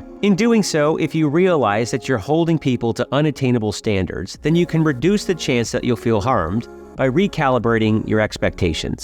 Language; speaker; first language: English; native; English